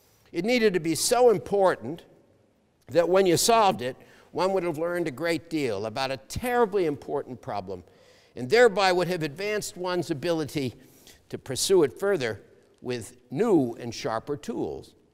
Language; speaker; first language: English; native; English